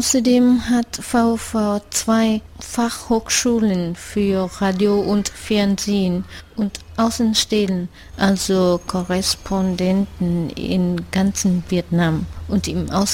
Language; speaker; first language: German; non-native, fluent; Vietnamese